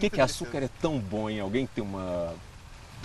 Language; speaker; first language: Portuguese; native; Portuguese